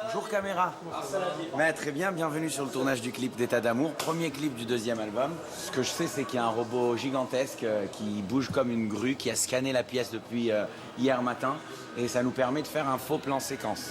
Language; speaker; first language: French; native; French